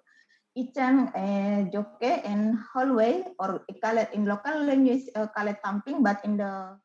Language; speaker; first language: English; non-native, learner; Indonesian